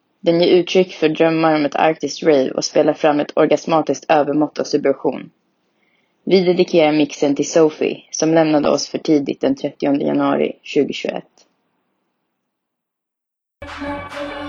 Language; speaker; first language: Swedish; native; Swedish